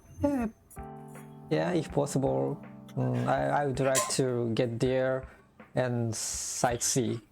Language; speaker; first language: English; non-native, learner; Japanese